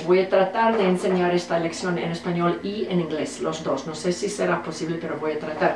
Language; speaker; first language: Spanish; non-native, fluent; English